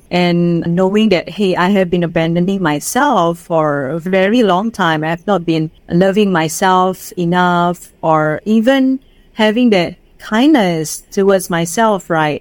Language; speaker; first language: English; non-native, fluent; Indonesian